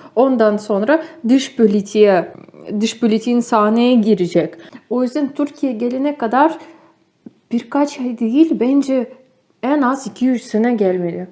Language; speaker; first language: Turkish; non-native, fluent; Russian